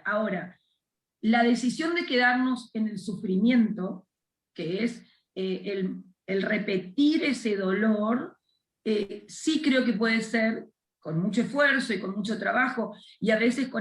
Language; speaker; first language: Spanish; native; Spanish